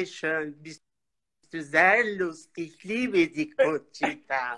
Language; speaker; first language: German; non-native, learner; French